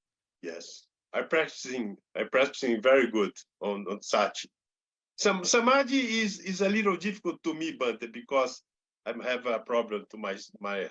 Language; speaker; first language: English; non-native, learner; Portuguese